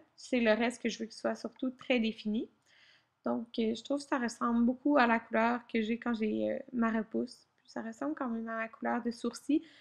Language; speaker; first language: French; native; French